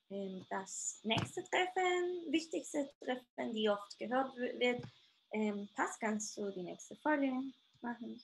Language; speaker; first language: German; non-native, fluent; Spanish